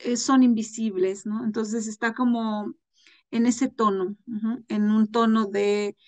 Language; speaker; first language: Spanish; non-native, local second language; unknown